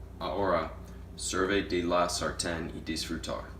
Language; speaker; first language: Spanish; non-native, learner; English